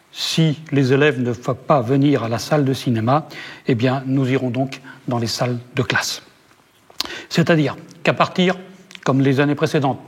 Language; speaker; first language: French; native; French